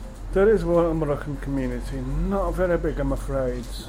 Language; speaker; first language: English; non-native, fluent; Arabic